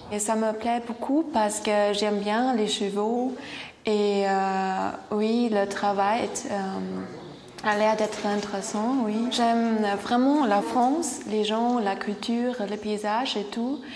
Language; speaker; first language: French; non-native, learner; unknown